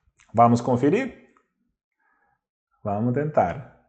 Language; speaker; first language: Portuguese; non-native, fluent; Russian